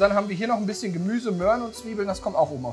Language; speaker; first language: German; native; German